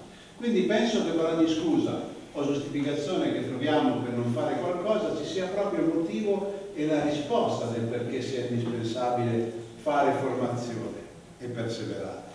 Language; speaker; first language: Italian; native; Italian